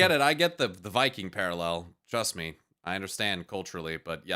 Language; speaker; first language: English; native; English